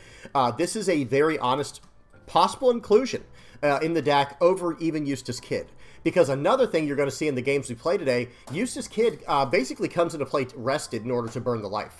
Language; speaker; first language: English; native; English